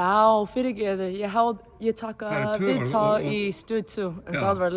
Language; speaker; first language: Icelandic; non-native, learner; English